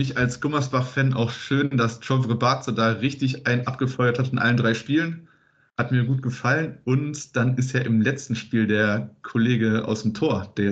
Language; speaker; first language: German; native; German